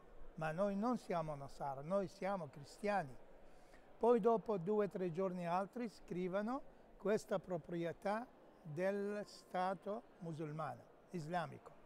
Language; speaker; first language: Italian; non-native, fluent; Arabic